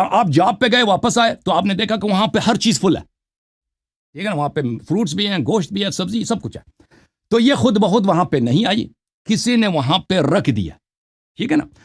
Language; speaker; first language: Urdu; non-native, fluent; Persian